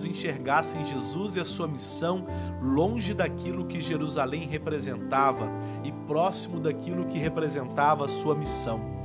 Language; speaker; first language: Portuguese; native; Portuguese